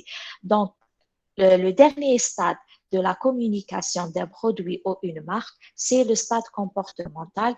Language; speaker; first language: French; non-native, local second language; Arabic